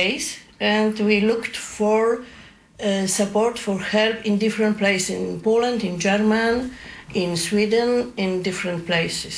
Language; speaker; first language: English; non-native, learner; Polish